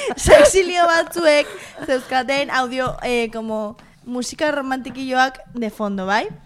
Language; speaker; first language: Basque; non-native, local second language; Spanish